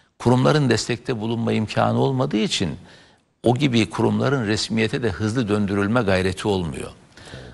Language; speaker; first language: Turkish; native; Turkish